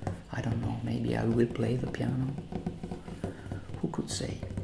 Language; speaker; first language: English; non-native, fluent; Italian